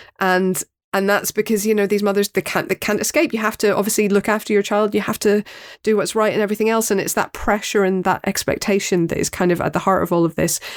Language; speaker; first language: English; native; English